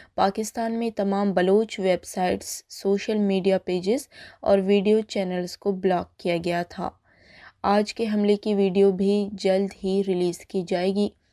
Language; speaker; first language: Urdu; non-native, local second language; Baluchi